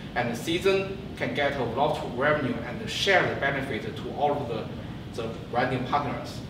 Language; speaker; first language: English; non-native, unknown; Chinese